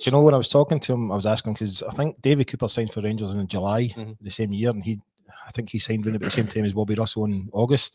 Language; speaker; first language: English; native; English